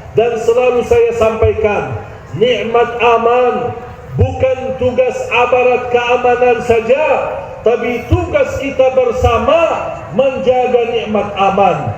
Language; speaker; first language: Malay; non-native, fluent; Arabic